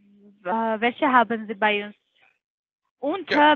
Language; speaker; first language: German; non-native, learner; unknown